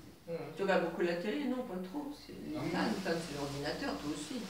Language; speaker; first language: French; native; French